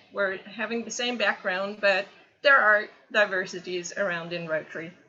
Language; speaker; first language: English; non-native, fluent; Norwegian